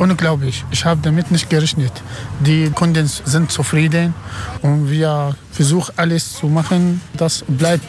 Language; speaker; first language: German; non-native, learner; Arabic